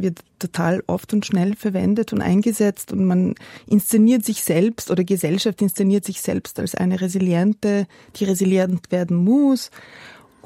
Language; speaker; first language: German; non-native, fluent; Serbian